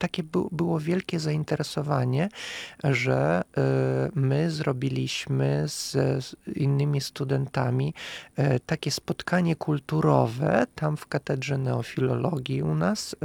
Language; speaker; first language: Polish; non-native, fluent; Russian